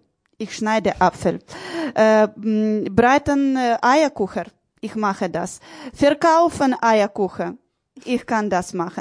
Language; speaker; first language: German; non-native, learner; Ukrainian